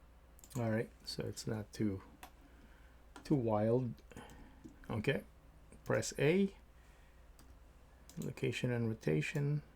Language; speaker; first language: English; native; English